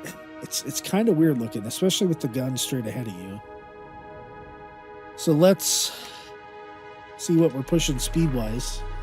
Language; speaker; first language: English; native; English